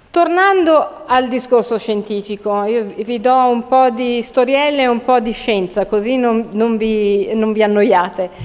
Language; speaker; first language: Italian; native; Italian